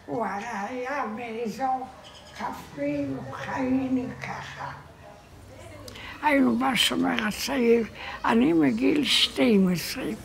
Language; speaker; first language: Hebrew; non-native, fluent; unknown